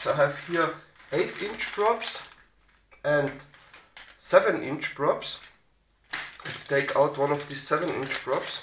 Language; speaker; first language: English; non-native, fluent; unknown